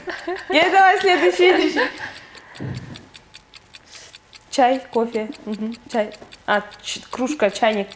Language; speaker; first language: Russian; non-native, local second language; Kyrgyz